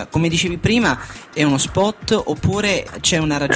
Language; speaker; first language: Italian; native; Italian